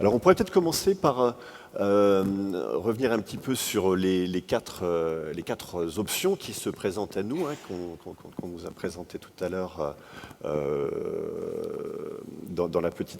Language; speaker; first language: French; native; French